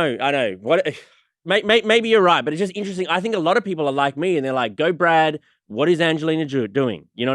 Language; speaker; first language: English; native; English